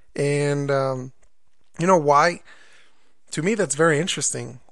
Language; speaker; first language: English; non-native, fluent; Spanish